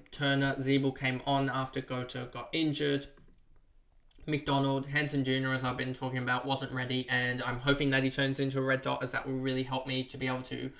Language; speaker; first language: English; native; English